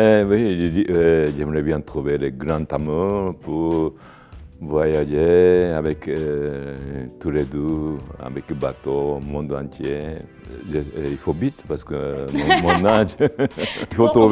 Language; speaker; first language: French; non-native, fluent; Japanese